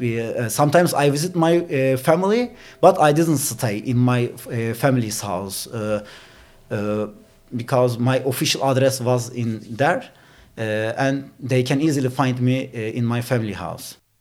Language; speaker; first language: English; non-native, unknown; Turkish